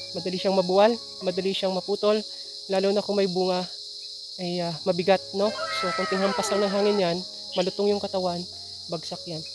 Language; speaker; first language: Filipino; non-native, local second language; Cebuano